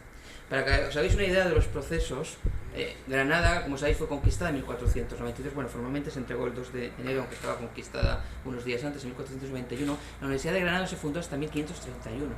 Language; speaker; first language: Spanish; native; Spanish